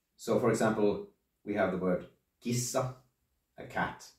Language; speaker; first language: English; non-native, fluent; Finnish